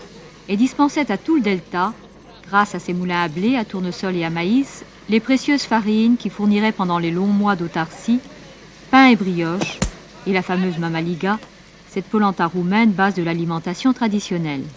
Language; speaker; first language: French; native; French